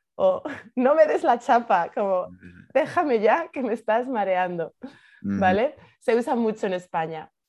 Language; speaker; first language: Spanish; native; Spanish